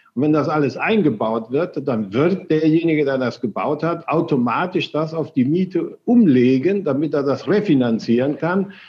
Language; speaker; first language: German; early bilingual, other home language; Spanish